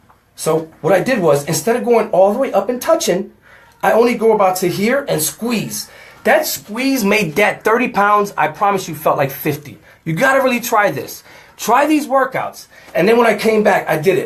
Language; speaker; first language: English; native; English